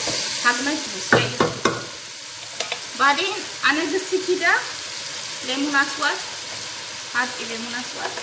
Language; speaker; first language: Arabic; non-native, learner; Amharic